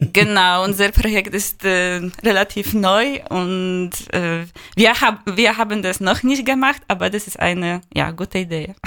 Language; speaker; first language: German; non-native, fluent; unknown